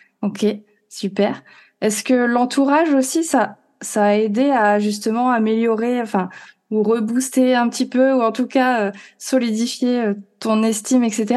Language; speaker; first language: French; native; French